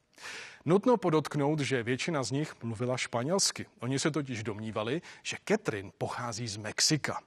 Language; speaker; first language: Czech; native; Czech